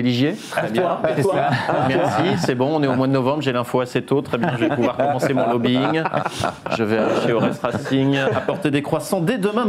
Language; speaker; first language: French; native; French